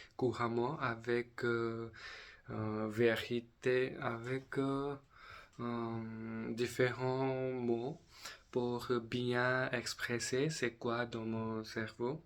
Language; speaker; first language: French; non-native, learner; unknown